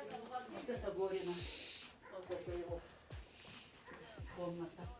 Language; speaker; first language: Russian; native; Russian